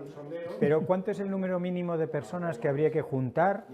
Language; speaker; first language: Spanish; native; Spanish